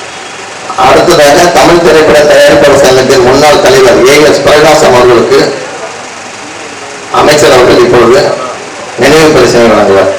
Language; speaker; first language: Tamil; native; Tamil